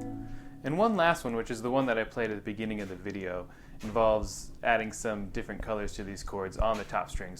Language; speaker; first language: English; native; English